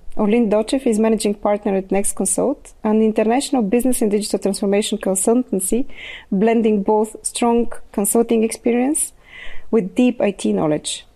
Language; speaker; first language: English; non-native, fluent; Bulgarian